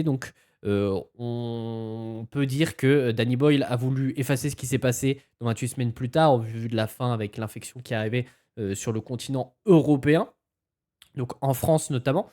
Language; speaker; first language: French; native; French